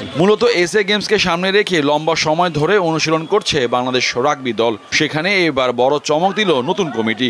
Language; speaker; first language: Bangla; native; Bangla